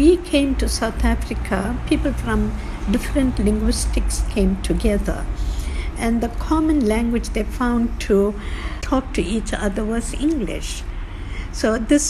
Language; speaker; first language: English; non-native, local second language; Tamil